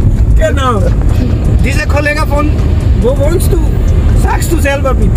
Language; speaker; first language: German; non-native, learner; Punjabi